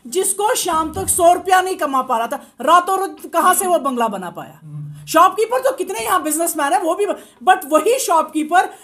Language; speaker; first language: Hindi; non-native, local second language; Kashmiri